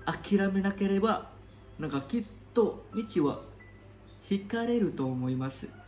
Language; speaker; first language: Japanese; non-native, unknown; Indonesian